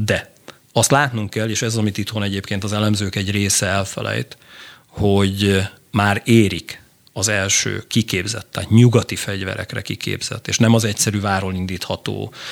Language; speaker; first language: Hungarian; native; Hungarian